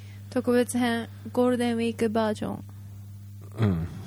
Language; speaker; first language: Japanese; early bilingual, heritage; Japanese